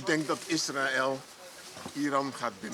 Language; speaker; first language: Dutch; native; Dutch